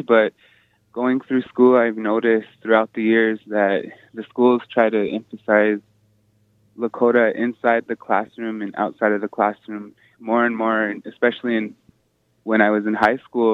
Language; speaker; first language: English; native; English